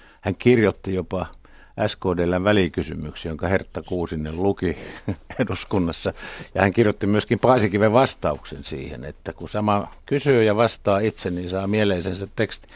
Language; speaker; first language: Finnish; native; Finnish